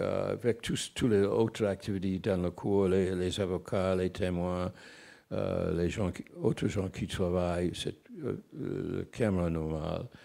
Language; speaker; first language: French; non-native, fluent; English